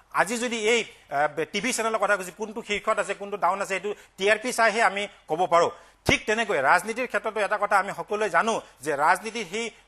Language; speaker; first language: Assamese; native; Assamese